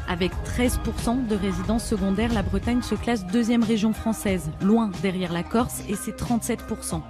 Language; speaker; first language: French; native; French